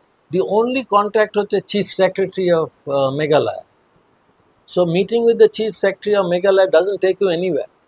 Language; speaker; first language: English; non-native, local second language; Bangla